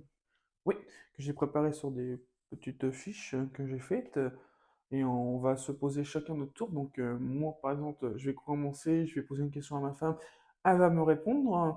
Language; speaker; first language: French; native; French